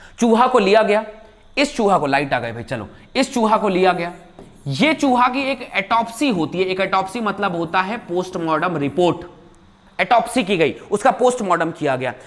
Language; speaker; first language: Hindi; native; Hindi